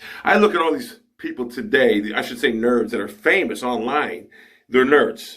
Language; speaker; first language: English; native; English